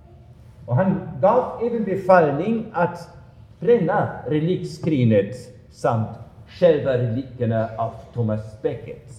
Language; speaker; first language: Swedish; non-native, fluent; German